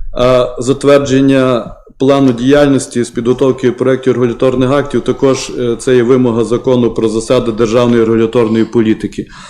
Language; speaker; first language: Ukrainian; native; Ukrainian